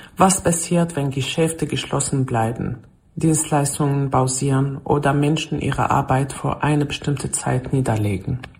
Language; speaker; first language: German; non-native, fluent; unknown